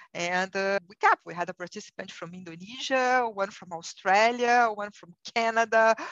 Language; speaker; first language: English; non-native, fluent; Portuguese